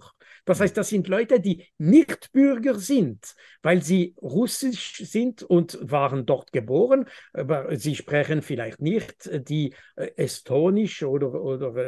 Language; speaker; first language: German; non-native, fluent; French